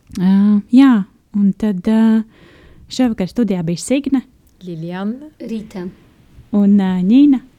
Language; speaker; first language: Latvian; native; Latvian